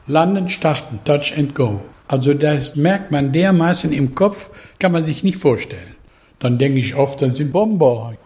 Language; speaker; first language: German; native; German